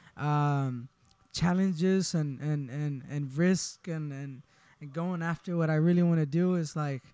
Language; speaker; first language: English; early bilingual, other home language; Spanish